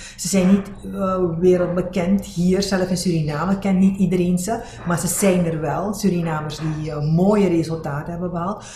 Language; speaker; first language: Dutch; native; Dutch